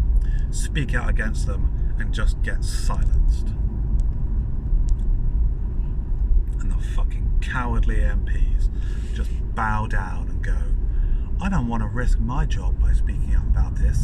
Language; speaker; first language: English; native; English